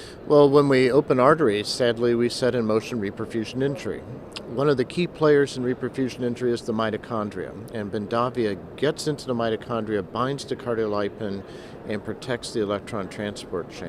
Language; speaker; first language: English; native; English